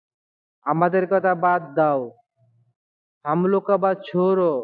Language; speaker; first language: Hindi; non-native, learner; Bangla